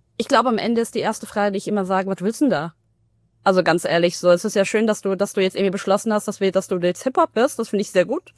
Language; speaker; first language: German; early bilingual, other home language; Tamil